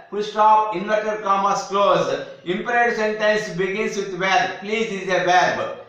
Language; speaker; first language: English; non-native, local second language; Telugu